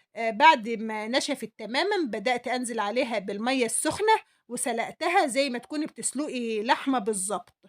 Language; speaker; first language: Arabic; native; Arabic